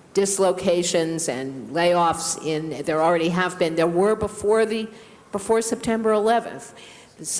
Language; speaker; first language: English; native; English